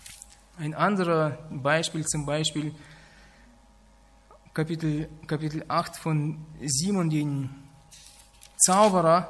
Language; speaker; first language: German; non-native, fluent; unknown